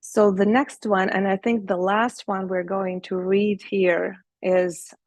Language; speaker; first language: English; non-native, fluent; Ukrainian